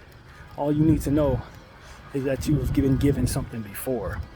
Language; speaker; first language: English; native; English